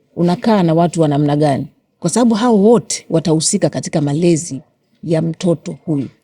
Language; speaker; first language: Swahili; native; Swahili